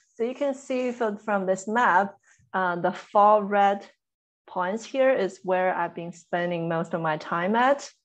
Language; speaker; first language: English; non-native, fluent; Chinese